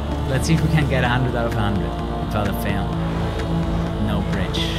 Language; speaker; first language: English; non-native, fluent; German